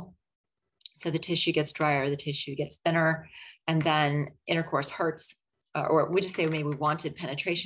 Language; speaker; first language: English; native; English